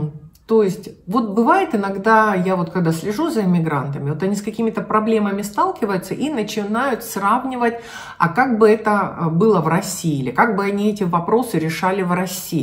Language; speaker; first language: Russian; native; Russian